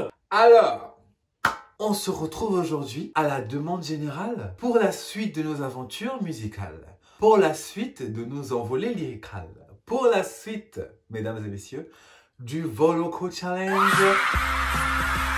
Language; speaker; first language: French; native; French